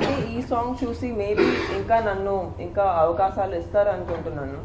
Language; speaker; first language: Telugu; non-native, fluent; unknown